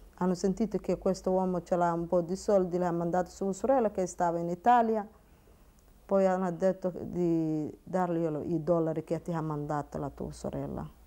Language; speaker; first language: Italian; non-native, learner; Somali